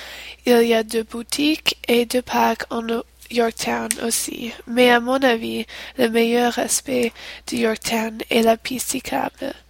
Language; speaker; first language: French; non-native, learner; English